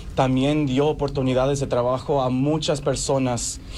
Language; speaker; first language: Spanish; early bilingual, heritage; Spanish